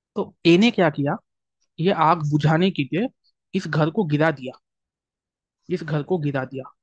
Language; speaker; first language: Hindi; non-native, local second language; Marathi